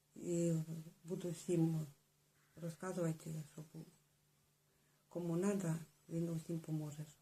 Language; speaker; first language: Ukrainian; native; Ukrainian